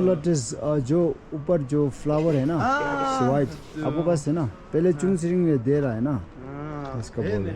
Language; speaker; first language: Hindi; non-native, learner; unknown